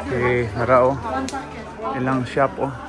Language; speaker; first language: English; non-native, local second language; Cebuano